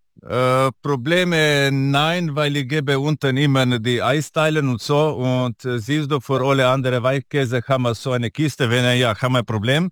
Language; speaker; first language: German; non-native, learner; Italian